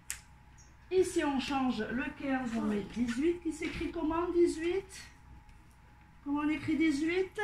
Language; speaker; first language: French; native; French